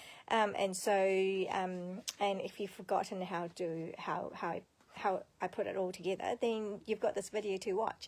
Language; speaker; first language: English; native; English